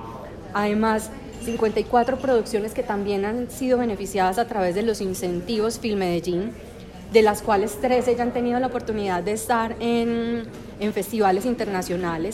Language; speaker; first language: Spanish; native; Spanish